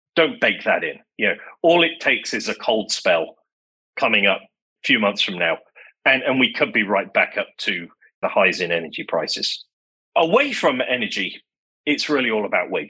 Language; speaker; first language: English; native; English